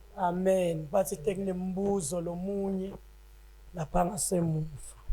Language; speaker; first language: Zulu; non-native, local second language; Swati